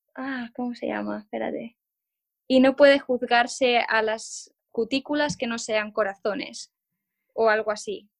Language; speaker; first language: Spanish; non-native, local second language; Catalan